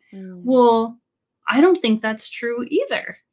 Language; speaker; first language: English; native; English